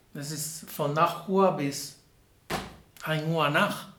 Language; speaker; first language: German; non-native, learner; Spanish